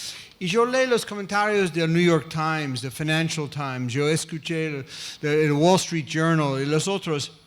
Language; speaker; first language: Spanish; non-native, fluent; English